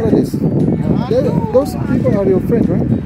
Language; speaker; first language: English; non-native, learner; Indonesian